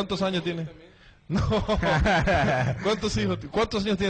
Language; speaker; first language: Spanish; native; Spanish